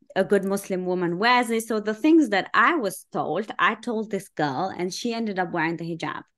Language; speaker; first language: English; early bilingual, other home language; Persian